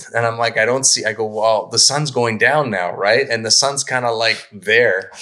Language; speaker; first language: English; native; English